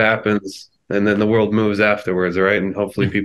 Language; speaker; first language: English; native; English